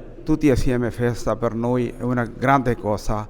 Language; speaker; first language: Italian; non-native, learner; Malayalam